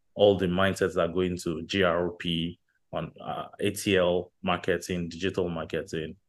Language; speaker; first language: English; non-native, local second language; Yoruba